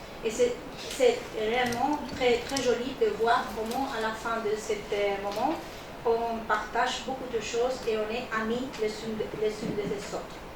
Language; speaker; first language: French; non-native, learner; Spanish